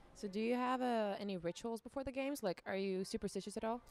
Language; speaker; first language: English; native; English